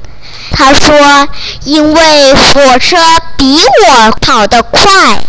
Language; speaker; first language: Chinese; non-native, local second language; Cantonese